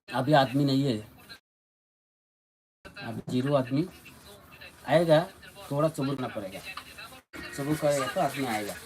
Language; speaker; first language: Hindi; non-native, learner; Bangla